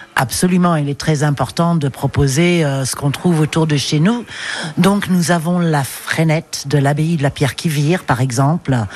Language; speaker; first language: French; non-native, fluent; English